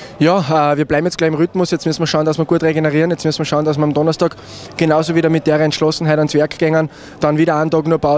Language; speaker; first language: German; native; German